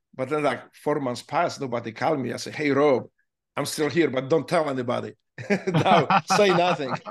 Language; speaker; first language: English; non-native, fluent; Polish